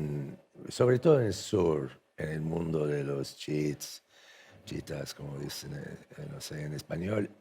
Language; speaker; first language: Spanish; non-native, fluent; English